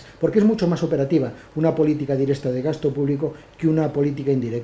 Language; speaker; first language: Spanish; native; Spanish